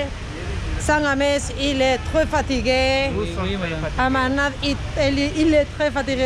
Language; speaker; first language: French; non-native, fluent; Spanish